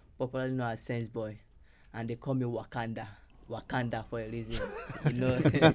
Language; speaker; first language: English; non-native, local second language; Yoruba